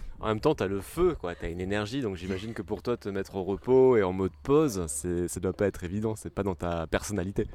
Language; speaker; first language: French; native; French